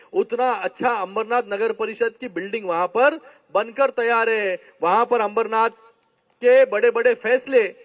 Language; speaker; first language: Hindi; non-native, local second language; Marathi